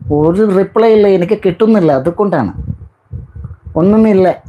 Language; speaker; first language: Malayalam; non-native, learner; Bangla